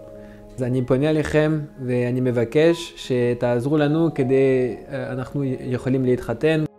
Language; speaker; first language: Hebrew; non-native, fluent; French